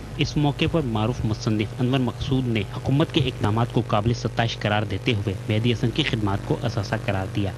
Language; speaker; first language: Urdu; native; Urdu